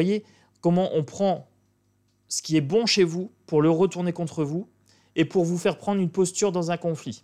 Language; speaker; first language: French; native; French